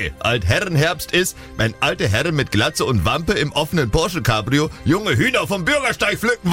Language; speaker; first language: German; native; German